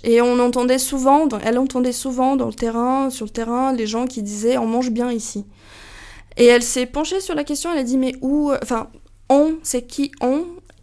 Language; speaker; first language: French; non-native, fluent; Portuguese